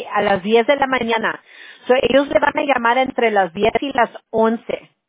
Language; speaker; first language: Spanish; early bilingual, other home language; English